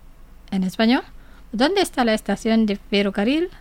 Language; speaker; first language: Spanish; non-native, fluent; Indonesian